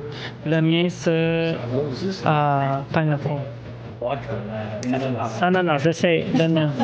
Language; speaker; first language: French; non-native, fluent; Portuguese